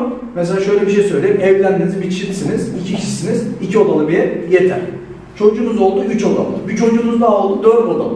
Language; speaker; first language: Turkish; native; Turkish